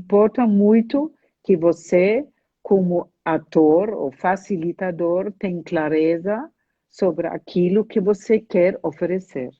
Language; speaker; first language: Portuguese; non-native, fluent; German